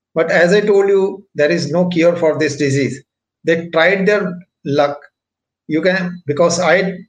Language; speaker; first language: English; non-native, local second language; Punjabi